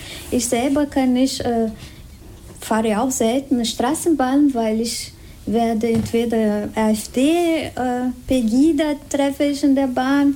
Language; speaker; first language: German; non-native, fluent; Spanish